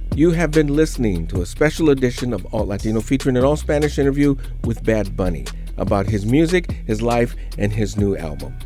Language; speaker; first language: English; native; English